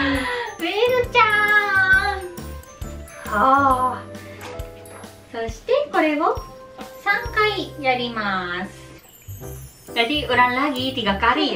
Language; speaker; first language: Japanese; non-native, fluent; Indonesian